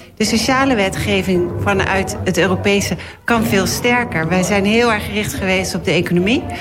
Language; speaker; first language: Dutch; native; Dutch